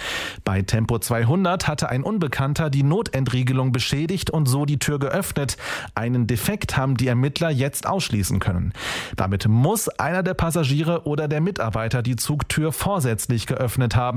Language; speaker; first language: German; native; German